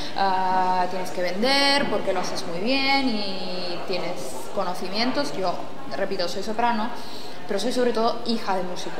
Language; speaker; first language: Spanish; non-native, fluent; Italian